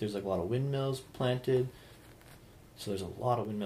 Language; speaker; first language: English; native; English